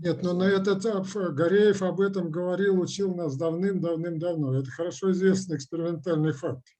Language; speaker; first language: Russian; native; Russian